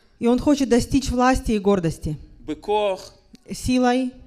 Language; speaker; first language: Russian; native; Russian